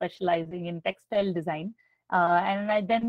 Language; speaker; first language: English; non-native, local second language; Hindi